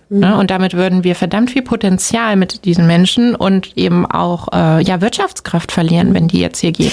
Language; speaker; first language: German; native; German